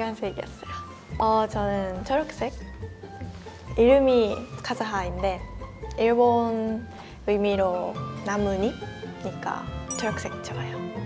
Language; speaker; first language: Korean; non-native, fluent; Japanese